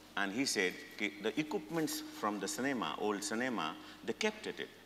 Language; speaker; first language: English; non-native, local second language; Hindi